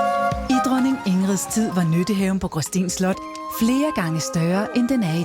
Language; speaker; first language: Danish; native; Danish